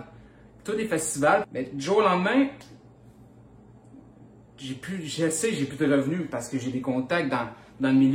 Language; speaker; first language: French; native; French